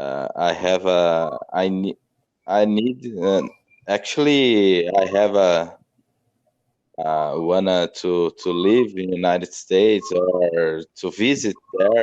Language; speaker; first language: English; non-native, learner; Portuguese